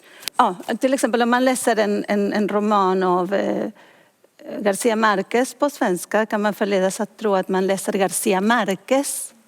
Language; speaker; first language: Swedish; non-native, fluent; Spanish